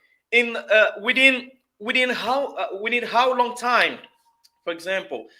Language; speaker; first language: English; non-native, fluent; Portuguese